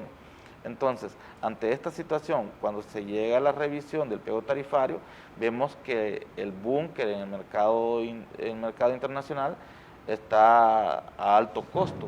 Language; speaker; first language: Spanish; native; Spanish